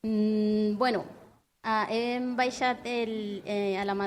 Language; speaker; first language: Catalan; non-native, learner; Spanish